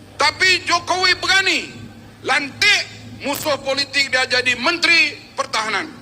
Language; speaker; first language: Malay; native; Malay